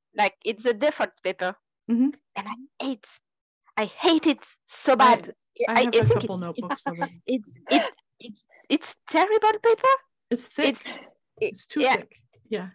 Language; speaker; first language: English; non-native, fluent; French